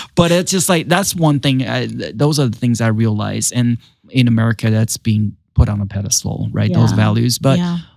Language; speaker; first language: English; non-native, fluent; Chinese